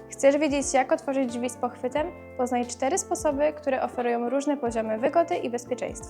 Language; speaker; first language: Polish; native; Polish